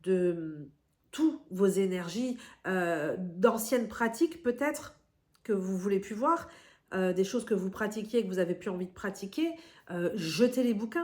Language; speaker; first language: French; native; French